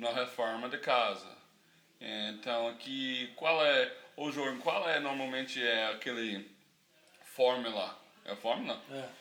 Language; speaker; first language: Portuguese; non-native, learner; English